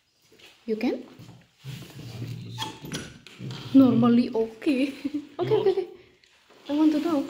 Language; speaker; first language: English; non-native, learner; Indonesian